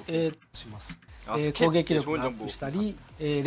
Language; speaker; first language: Japanese; native; Japanese